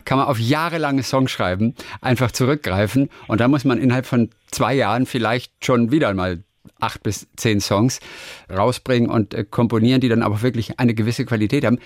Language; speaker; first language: German; native; German